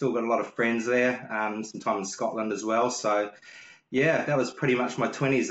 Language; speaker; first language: English; native; English